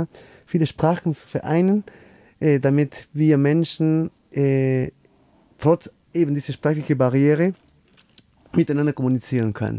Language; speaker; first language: German; non-native, fluent; Spanish